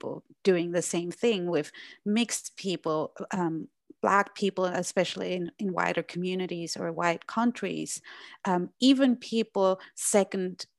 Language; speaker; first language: English; non-native, fluent; German